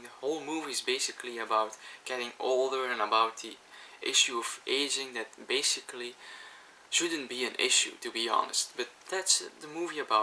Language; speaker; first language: English; non-native, fluent; Dutch